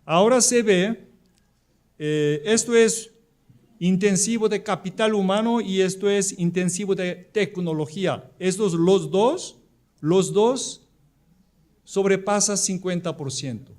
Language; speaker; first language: Spanish; non-native, fluent; Korean